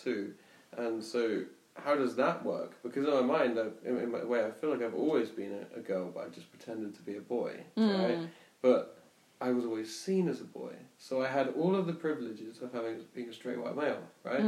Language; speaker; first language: English; native; English